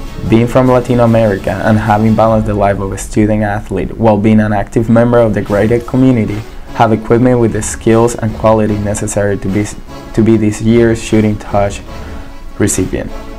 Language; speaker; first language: English; non-native, fluent; Spanish